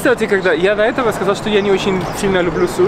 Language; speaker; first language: Russian; non-native, fluent; Spanish